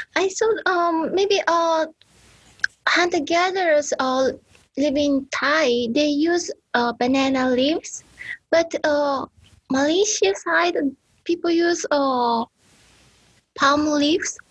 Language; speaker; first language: English; non-native, learner; Japanese